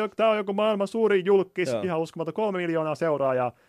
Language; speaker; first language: Finnish; native; Finnish